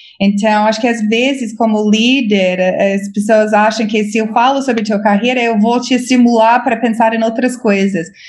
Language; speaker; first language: Portuguese; non-native, fluent; English